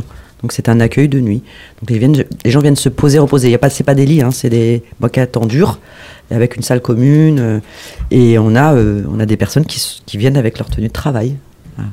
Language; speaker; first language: French; native; French